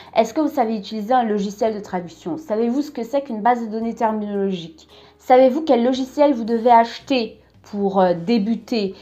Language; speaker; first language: French; native; French